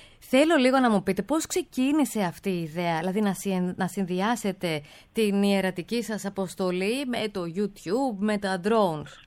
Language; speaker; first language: Greek; native; Greek